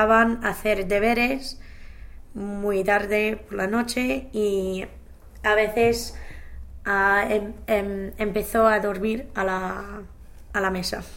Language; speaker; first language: Spanish; non-native, learner; English